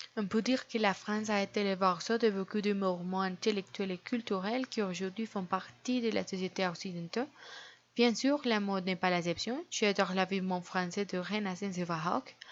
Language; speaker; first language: French; non-native, learner; Spanish